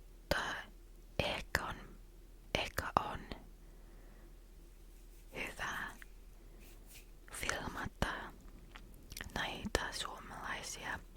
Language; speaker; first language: Finnish; non-native, learner; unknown